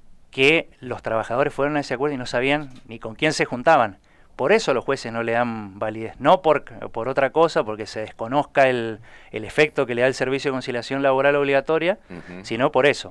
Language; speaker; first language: Spanish; native; Spanish